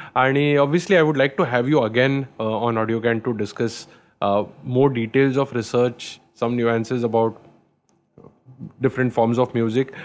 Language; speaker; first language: English; non-native, local second language; Marathi